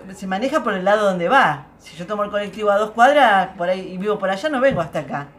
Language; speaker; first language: Spanish; native; Spanish